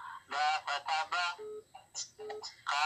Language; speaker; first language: Arabic; non-native, learner; Amharic